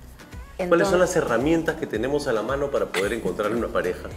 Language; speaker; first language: Spanish; native; Spanish